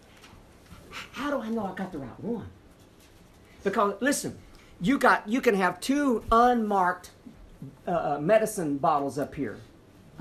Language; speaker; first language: English; native; English